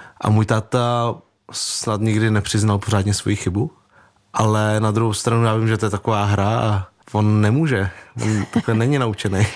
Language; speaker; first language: Czech; early bilingual, other home language; Vietnamese